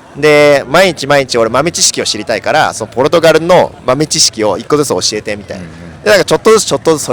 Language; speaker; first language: Japanese; native; Japanese